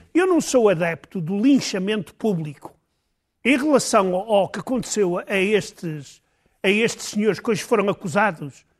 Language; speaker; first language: Portuguese; native; Portuguese